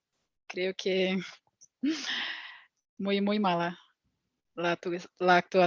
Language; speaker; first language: Spanish; non-native, fluent; Portuguese